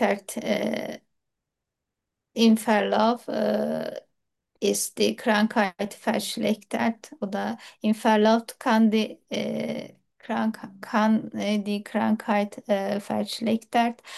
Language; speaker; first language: German; non-native, learner; Turkish